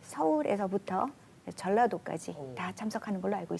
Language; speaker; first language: Korean; native; Korean